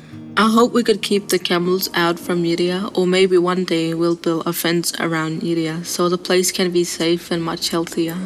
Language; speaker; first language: English; non-native, local second language; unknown